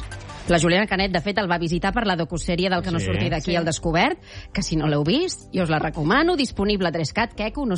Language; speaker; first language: Catalan; native; Catalan